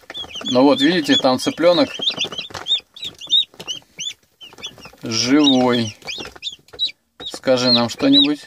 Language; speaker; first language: Russian; native; Russian